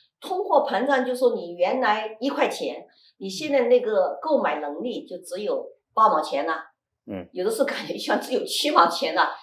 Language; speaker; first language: Chinese; native; Chinese